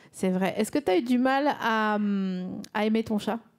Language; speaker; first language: French; native; French